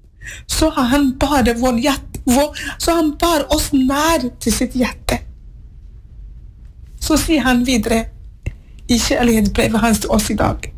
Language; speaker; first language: Swedish; non-native, learner; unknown